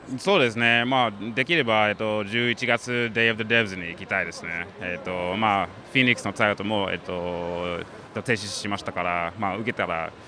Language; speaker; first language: Japanese; non-native, fluent; English